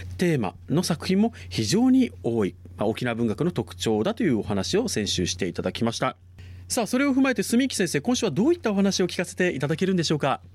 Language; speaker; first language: Japanese; native; Japanese